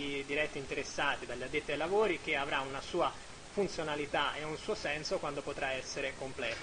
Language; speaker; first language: Italian; native; Italian